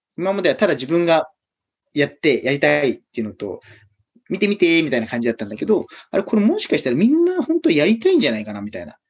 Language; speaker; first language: Japanese; native; Japanese